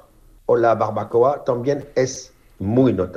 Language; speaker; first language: Spanish; non-native, fluent; French